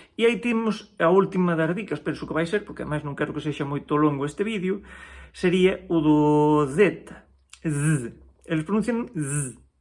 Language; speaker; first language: Galician; native; Galician